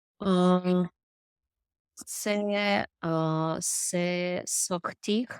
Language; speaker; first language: French; non-native, learner; Russian